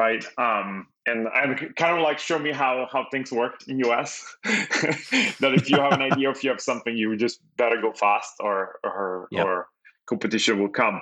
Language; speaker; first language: English; non-native, fluent; Italian